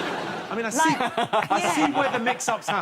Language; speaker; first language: English; native; English